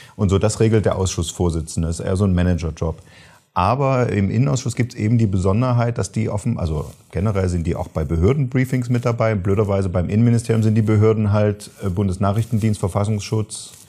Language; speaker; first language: German; native; German